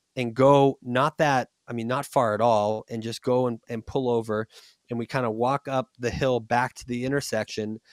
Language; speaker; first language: English; native; English